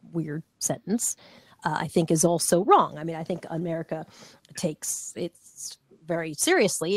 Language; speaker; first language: English; native; English